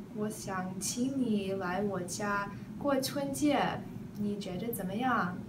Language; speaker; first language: Chinese; non-native, learner; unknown